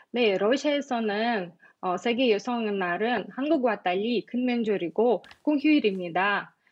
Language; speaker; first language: Korean; non-native, fluent; Russian